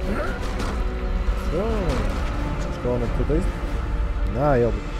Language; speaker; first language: German; native; German